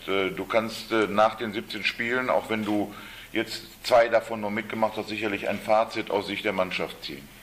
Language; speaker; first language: German; native; German